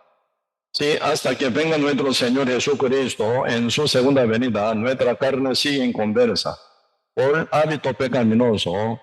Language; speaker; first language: Spanish; non-native, learner; Korean